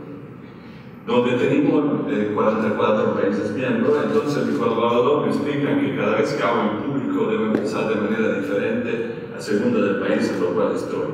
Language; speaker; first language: Spanish; non-native, fluent; Italian